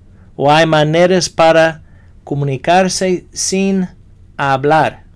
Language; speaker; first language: Spanish; non-native, fluent; English